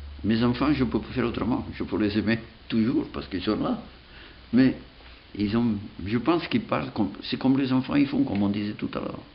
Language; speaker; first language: French; non-native, fluent; Catalan